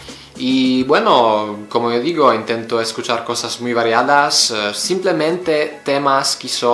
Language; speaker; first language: Spanish; non-native, learner; Polish